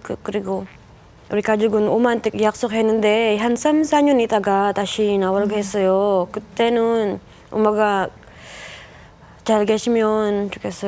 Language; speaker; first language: Korean; non-native, learner; Filipino